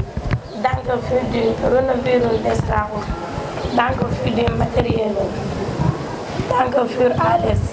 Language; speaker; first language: German; non-native, learner; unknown